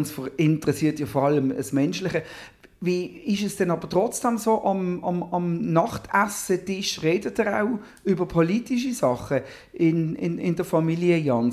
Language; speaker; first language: German; native; German